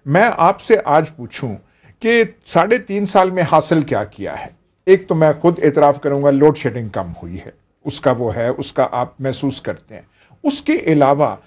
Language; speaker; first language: Urdu; native; Urdu